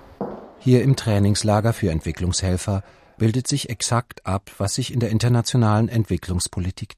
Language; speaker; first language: German; native; German